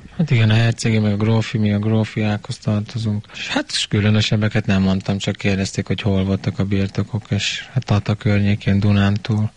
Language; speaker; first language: Hungarian; native; Hungarian